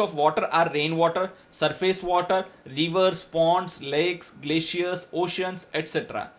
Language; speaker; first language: English; non-native, local second language; Gujarati